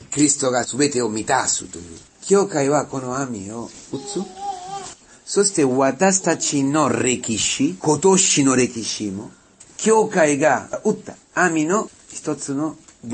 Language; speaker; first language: Japanese; non-native, fluent; Italian